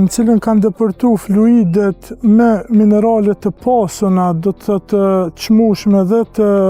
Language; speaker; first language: Albanian; native; Albanian